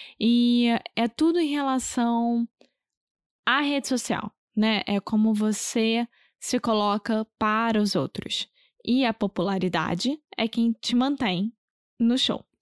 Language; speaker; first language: Portuguese; native; Portuguese